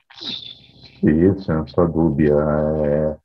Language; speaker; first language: Italian; non-native, learner; Portuguese